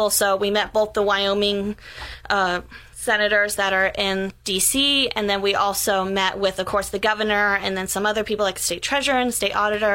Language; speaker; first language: English; native; English